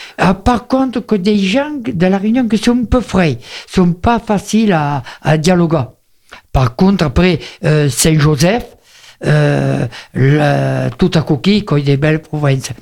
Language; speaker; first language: French; native; French